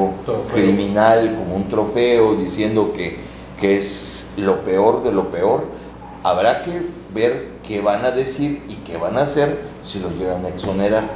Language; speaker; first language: Spanish; native; Spanish